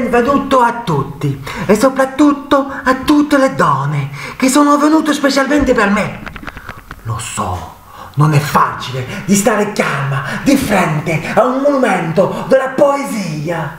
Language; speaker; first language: Italian; non-native, fluent; French